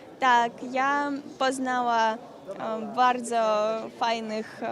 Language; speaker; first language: Polish; non-native, learner; Ukrainian